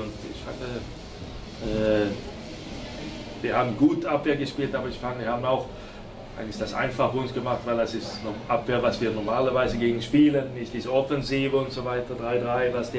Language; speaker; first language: German; non-native, fluent; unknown